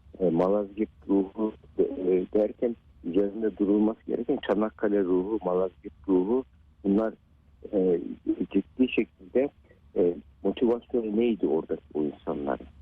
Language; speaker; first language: Turkish; native; Turkish